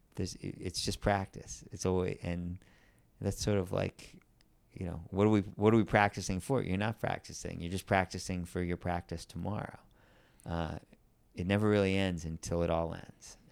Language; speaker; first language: English; native; English